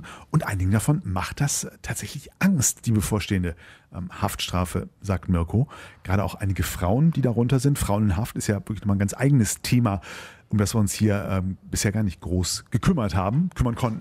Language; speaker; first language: German; native; German